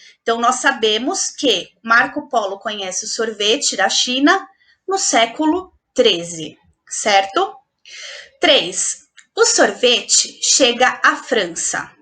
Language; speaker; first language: Portuguese; native; Portuguese